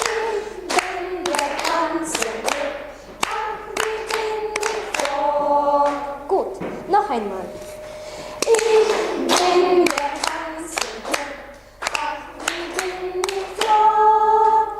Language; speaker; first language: German; non-native, learner; Lithuanian